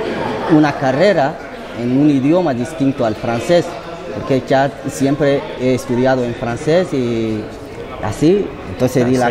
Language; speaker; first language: Spanish; non-native, fluent; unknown